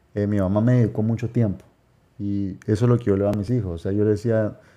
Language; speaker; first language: Spanish; native; Spanish